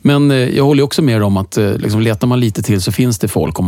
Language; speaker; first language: Swedish; native; Swedish